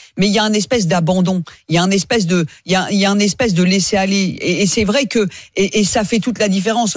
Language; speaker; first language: French; early bilingual, other home language; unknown